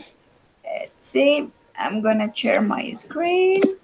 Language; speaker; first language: English; non-native, fluent; Spanish